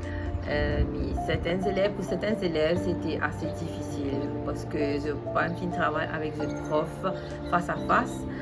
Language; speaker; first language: French; non-native, local second language; Morisyen